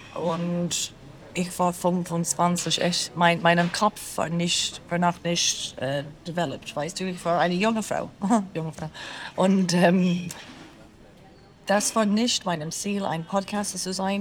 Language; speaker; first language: German; non-native, learner; English